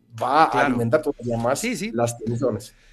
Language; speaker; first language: Spanish; non-native, fluent; Italian